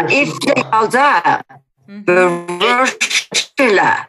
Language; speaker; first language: Hebrew; non-native, learner; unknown